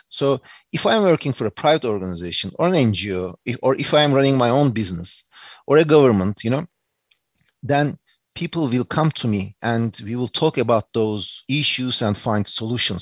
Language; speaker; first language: English; non-native, fluent; Turkish